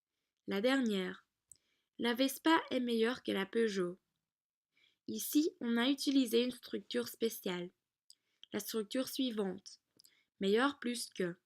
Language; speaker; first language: French; non-native, learner; Dutch